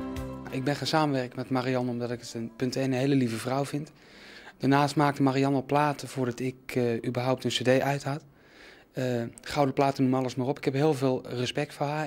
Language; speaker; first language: Dutch; native; Dutch